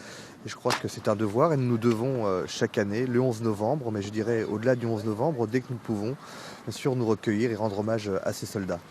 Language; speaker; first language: French; native; French